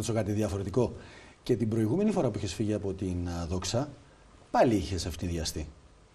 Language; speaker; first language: Greek; native; Greek